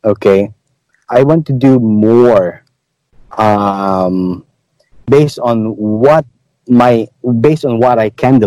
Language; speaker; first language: English; non-native, local second language; Hiligaynon